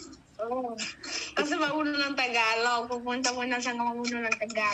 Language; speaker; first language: Filipino; early bilingual, heritage; Filipino